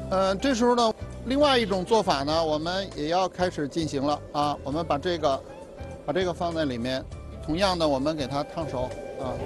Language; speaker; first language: Chinese; native; Chinese